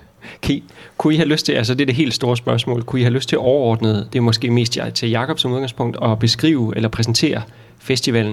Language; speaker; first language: Danish; native; Danish